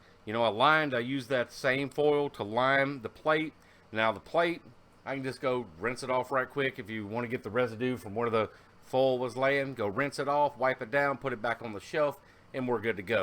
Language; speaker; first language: English; native; English